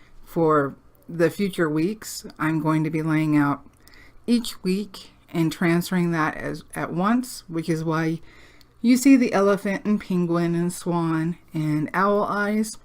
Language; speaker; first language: English; native; English